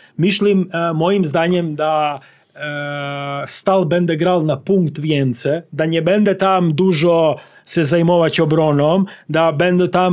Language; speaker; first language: Polish; non-native, learner; Serbian